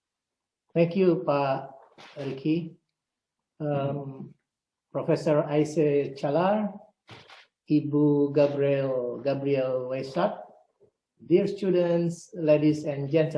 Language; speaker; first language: English; non-native, fluent; Indonesian